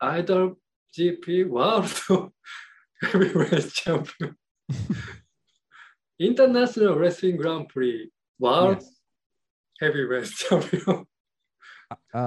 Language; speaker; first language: English; non-native, learner; Japanese